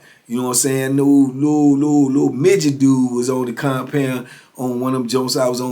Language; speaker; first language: English; native; English